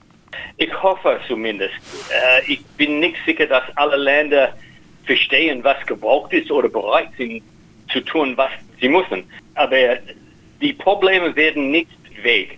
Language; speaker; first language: German; non-native, learner; English